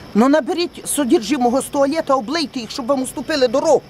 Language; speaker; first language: Ukrainian; native; Ukrainian